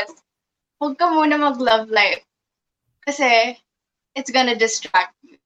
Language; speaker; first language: English; non-native, local second language; Filipino